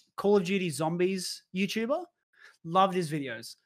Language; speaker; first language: English; native; English